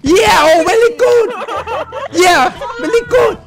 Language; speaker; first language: English; non-native, learner; Thai